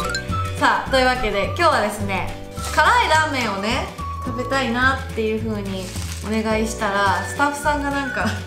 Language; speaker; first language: Japanese; native; Japanese